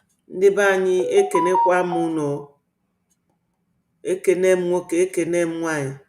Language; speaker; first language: Igbo; native; Igbo